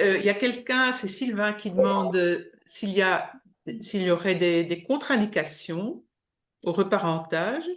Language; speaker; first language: French; native; French